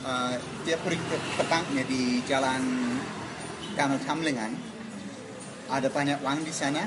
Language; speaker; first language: Indonesian; non-native, learner; English